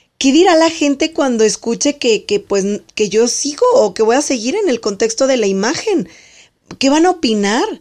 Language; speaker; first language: Spanish; native; Spanish